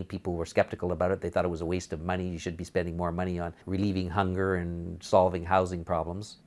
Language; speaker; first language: English; native; English